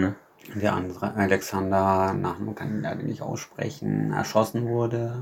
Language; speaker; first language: German; native; German